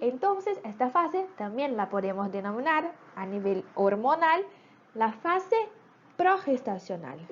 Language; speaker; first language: Spanish; native; Spanish